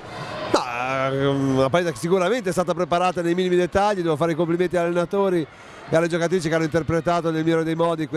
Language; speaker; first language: Italian; native; Italian